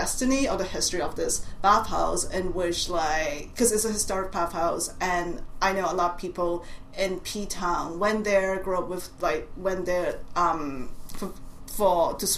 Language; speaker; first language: English; non-native, local second language; Cantonese